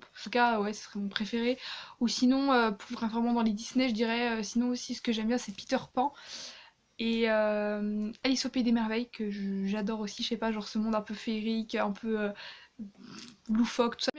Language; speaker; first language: French; native; French